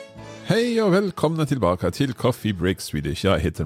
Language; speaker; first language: Swedish; non-native, learner; English